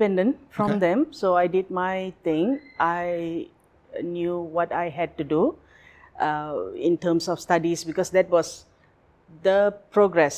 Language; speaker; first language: English; non-native, local second language; Tamil